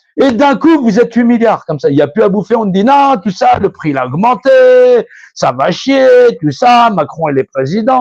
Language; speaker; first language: French; native; French